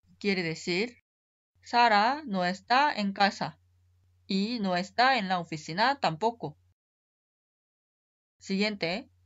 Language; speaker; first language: Spanish; non-native, fluent; Korean